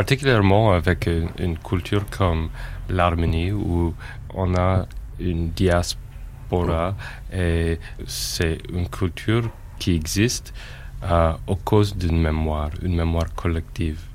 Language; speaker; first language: French; non-native, fluent; English